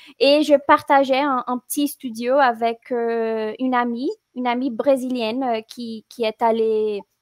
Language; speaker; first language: French; non-native, fluent; Portuguese